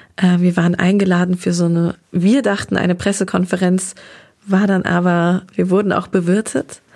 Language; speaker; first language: German; native; German